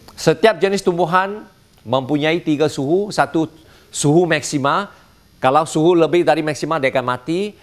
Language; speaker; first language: Malay; non-native, local second language; Chinese